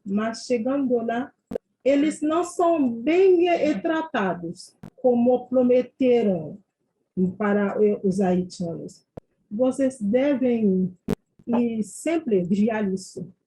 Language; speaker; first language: Portuguese; non-native, fluent; Haitian Creole